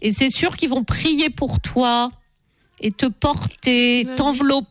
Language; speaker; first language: French; native; French